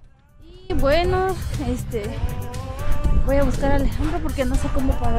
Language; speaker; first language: Spanish; native; Spanish